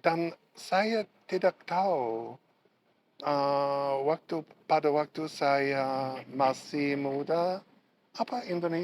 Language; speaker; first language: Indonesian; non-native, learner; English